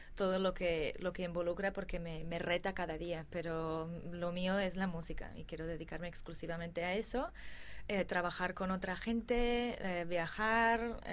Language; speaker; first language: Spanish; non-native, fluent; English